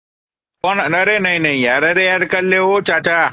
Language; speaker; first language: Hindi; native; Hindi